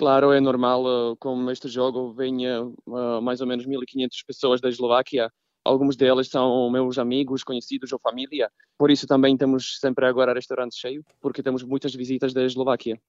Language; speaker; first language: Portuguese; non-native, fluent; Slovak